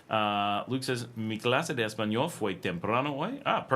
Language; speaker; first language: Spanish; non-native, learner; English